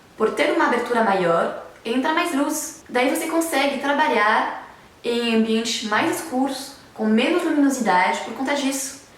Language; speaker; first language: Portuguese; non-native, fluent; French